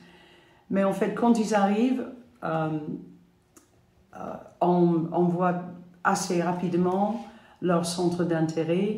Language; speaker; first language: French; non-native, fluent; English